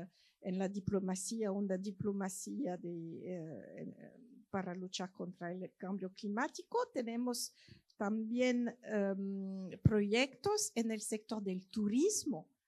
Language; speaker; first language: Spanish; non-native, fluent; French